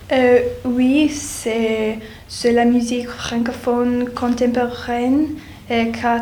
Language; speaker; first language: French; non-native, learner; English